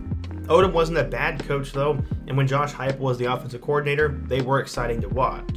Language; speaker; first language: English; native; English